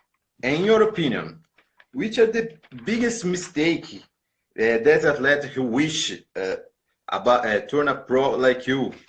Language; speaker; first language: English; non-native, learner; Portuguese